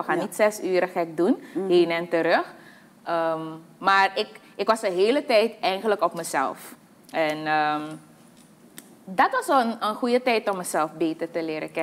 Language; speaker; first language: Dutch; native; Dutch